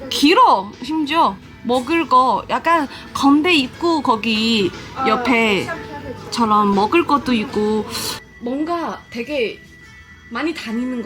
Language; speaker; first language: Korean; non-native, fluent; Chinese